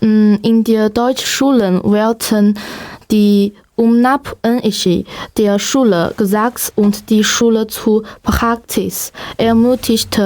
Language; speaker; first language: German; non-native, learner; Chinese